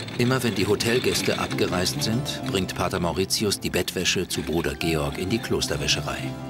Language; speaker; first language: German; native; German